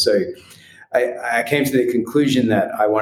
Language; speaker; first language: English; native; English